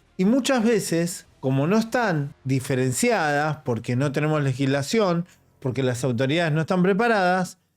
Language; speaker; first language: Spanish; native; Spanish